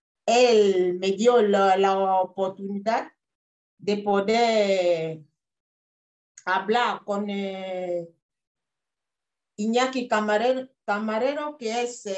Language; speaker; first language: Spanish; non-native, fluent; French